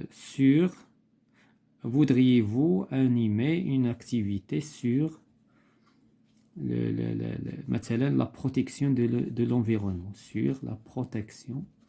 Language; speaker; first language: French; non-native, local second language; Arabic